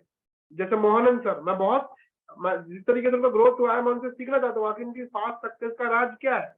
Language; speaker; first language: Hindi; native; Hindi